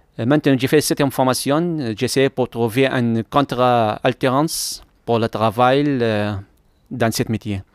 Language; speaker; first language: French; non-native, learner; Arabic